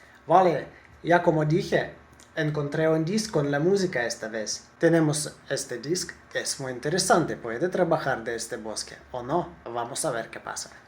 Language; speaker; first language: Spanish; non-native, learner; Russian